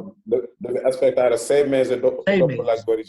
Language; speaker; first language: Italian; non-native, fluent; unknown